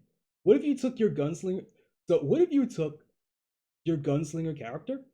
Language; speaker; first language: English; native; English